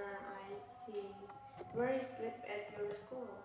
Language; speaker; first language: English; non-native, learner; Indonesian